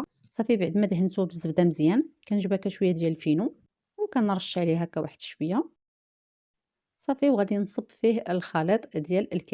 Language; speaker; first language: Arabic; native; Arabic